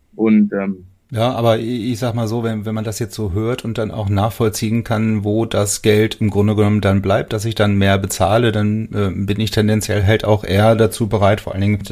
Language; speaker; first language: German; native; German